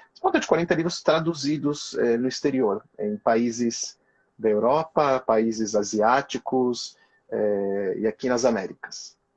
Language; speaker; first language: Portuguese; early bilingual, other home language; Hebrew